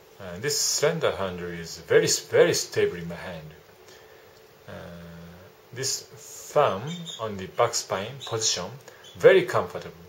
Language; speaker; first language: English; non-native, learner; Japanese